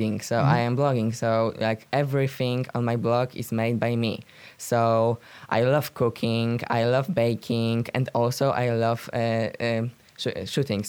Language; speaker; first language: English; non-native, learner; Polish